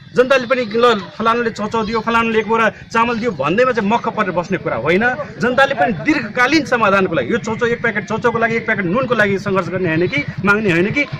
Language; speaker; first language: Nepali; non-native, local second language; Maithili